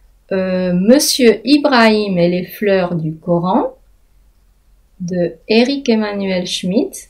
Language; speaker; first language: French; native; French